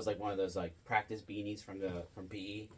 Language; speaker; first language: English; native; English